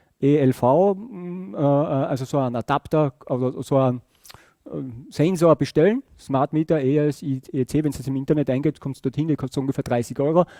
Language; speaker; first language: German; native; German